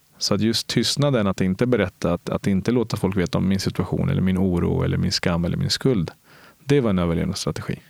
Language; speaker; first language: Swedish; early bilingual, other home language; Spanish